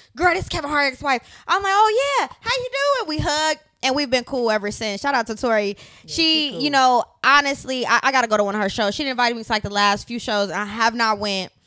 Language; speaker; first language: English; native; English